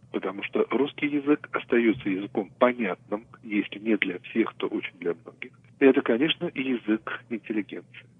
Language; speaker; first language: Russian; native; Russian